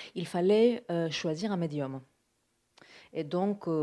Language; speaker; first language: French; non-native, fluent; Greek